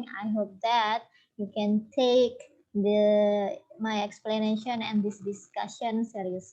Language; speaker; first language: English; non-native, fluent; Indonesian